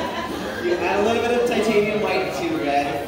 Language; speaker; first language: English; native; English